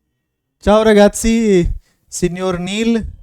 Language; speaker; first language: Italian; non-native, fluent; Hindi